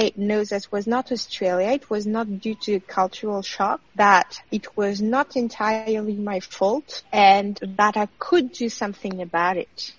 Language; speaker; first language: English; non-native, fluent; French